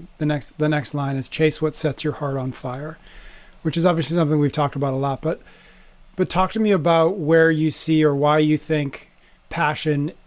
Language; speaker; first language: English; native; English